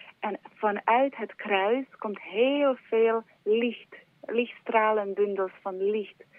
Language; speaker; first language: Dutch; non-native, fluent; Slovak